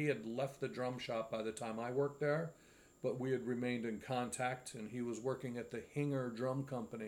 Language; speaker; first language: English; native; English